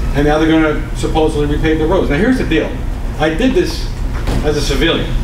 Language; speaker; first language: English; native; English